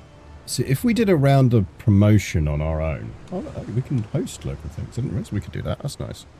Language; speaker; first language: English; native; English